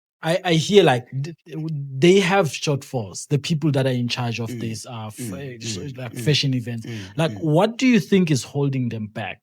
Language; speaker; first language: English; non-native, local second language; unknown